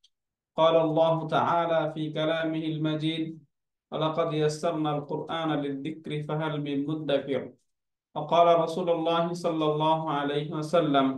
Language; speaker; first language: Arabic; non-native, fluent; Bangla